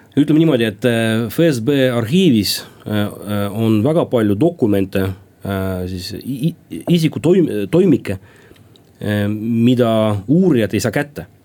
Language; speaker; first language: Estonian; non-native, local second language; Russian